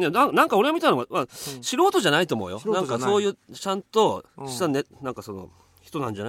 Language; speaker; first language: Japanese; native; Japanese